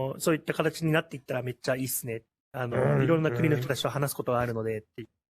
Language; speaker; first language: Japanese; native; Japanese